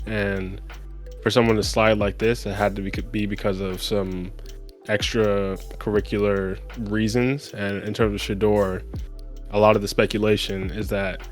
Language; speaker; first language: English; native; English